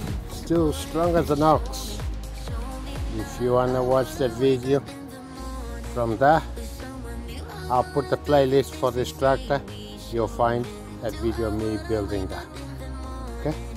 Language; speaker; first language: English; non-native, fluent; Portuguese